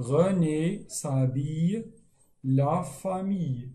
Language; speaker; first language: French; non-native, fluent; Arabic